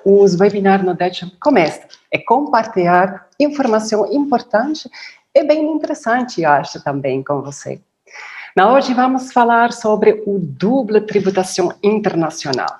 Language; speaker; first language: Portuguese; non-native, fluent; Dutch